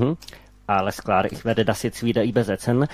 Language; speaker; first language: German; non-native, fluent; Czech